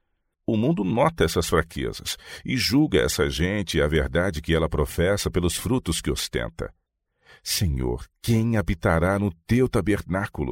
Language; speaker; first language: Portuguese; native; Portuguese